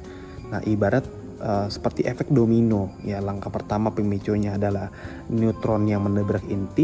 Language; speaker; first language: Indonesian; native; Indonesian